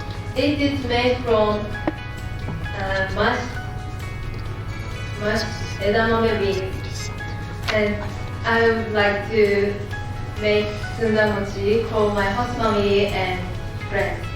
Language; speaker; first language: English; non-native, learner; Japanese